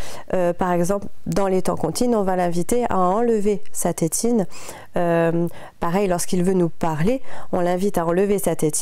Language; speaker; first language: French; native; French